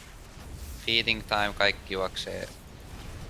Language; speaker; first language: Finnish; native; Finnish